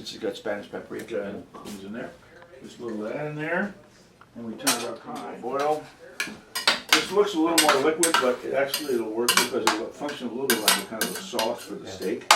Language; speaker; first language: English; native; English